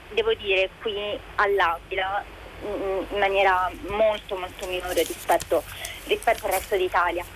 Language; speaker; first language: Italian; native; Italian